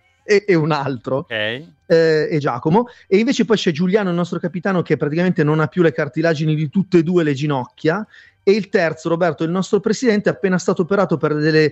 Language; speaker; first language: Italian; native; Italian